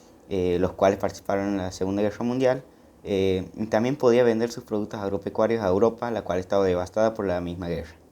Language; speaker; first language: Spanish; native; Spanish